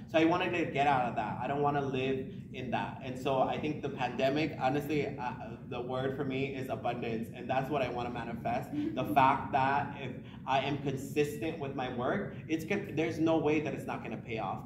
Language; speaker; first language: English; early bilingual, other home language; Spanish